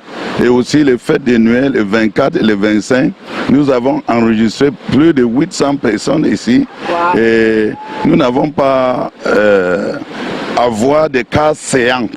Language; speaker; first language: French; non-native, local second language; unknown